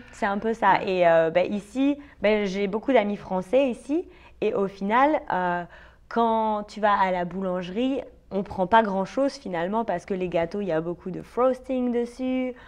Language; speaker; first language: French; native; French